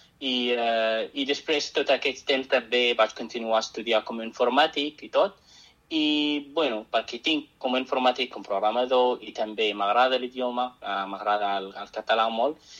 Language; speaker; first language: Catalan; non-native, fluent; Arabic